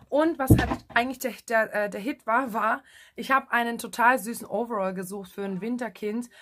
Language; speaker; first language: German; native; German